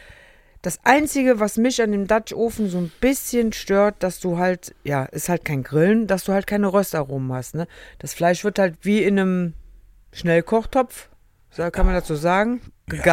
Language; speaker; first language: German; native; German